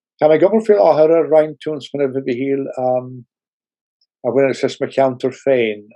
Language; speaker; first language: Irish; non-native, local second language; English